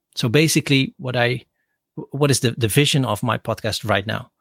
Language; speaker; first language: English; non-native, fluent; Dutch